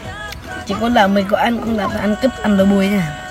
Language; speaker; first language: Vietnamese; non-native, local second language; Jarai